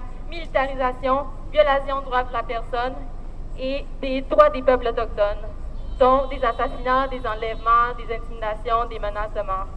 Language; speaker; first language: French; native; French